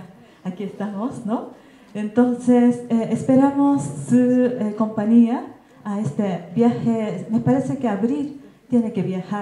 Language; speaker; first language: Spanish; non-native, learner; Japanese